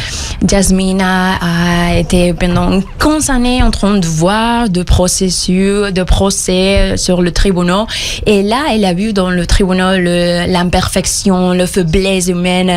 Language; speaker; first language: French; non-native, fluent; Spanish